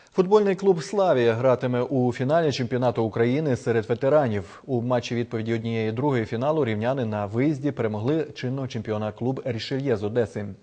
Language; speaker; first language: Ukrainian; native; Ukrainian